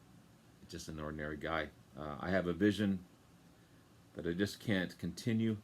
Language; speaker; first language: English; native; English